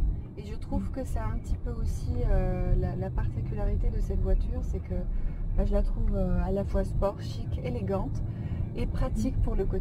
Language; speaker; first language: French; native; French